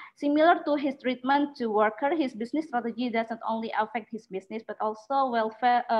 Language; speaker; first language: English; non-native, learner; Indonesian